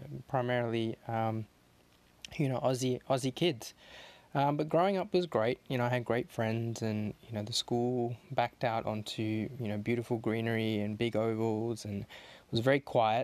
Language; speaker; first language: English; native; English